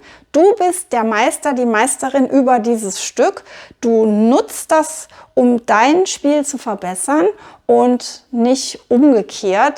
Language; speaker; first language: German; native; German